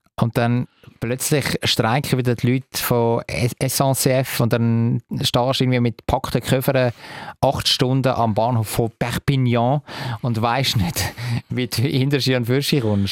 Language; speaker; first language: German; native; German